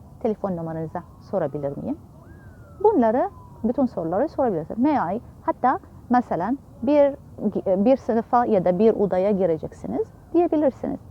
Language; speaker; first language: Turkish; non-native, fluent; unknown